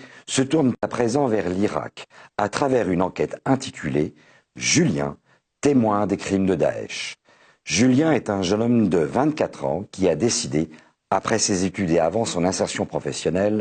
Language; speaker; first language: French; native; French